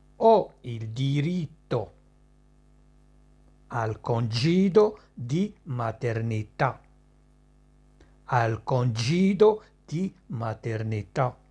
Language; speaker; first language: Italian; non-native, fluent; Arabic